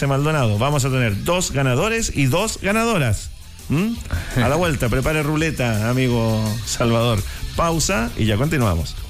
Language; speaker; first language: Spanish; native; Spanish